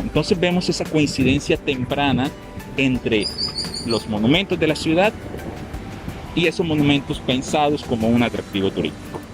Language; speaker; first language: Spanish; native; Spanish